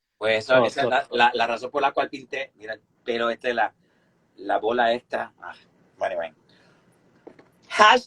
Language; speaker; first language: Spanish; native; Spanish